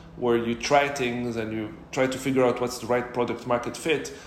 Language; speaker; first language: English; non-native, fluent; Arabic